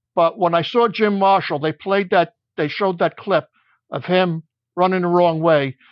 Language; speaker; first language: English; native; English